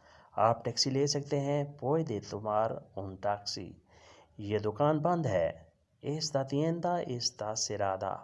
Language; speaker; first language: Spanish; non-native, fluent; Urdu